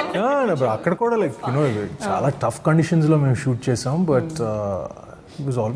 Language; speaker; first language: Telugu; non-native, fluent; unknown